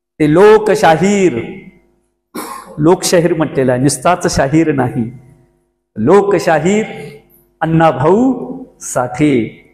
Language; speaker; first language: Marathi; native; Marathi